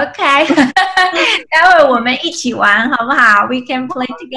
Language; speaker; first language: Chinese; native; Chinese